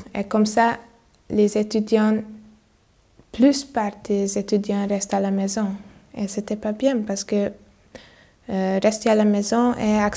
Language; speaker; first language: French; non-native, learner; Hungarian